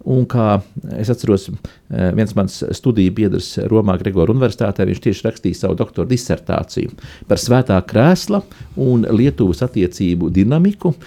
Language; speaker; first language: Latvian; native; Latvian